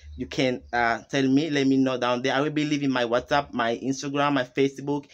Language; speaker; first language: English; non-native, learner; Makhuwa